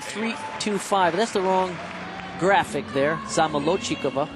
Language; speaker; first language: English; native; English